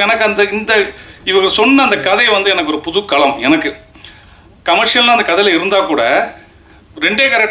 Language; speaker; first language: Tamil; native; Tamil